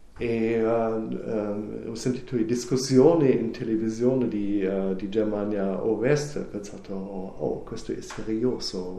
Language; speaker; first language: Italian; non-native, learner; German